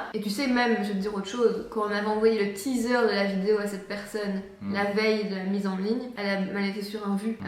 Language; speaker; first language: French; native; French